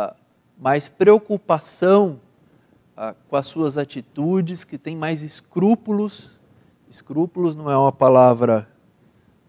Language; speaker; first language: Portuguese; native; Portuguese